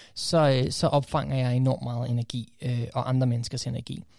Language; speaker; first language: Danish; early bilingual, other home language; English